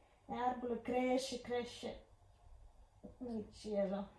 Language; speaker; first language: Italian; non-native, learner; Russian